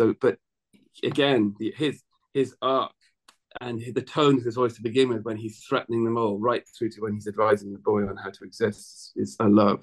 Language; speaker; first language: English; native; English